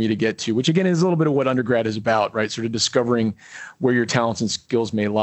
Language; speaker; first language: English; native; English